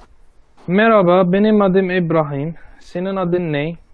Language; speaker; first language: Turkish; non-native, learner; Arabic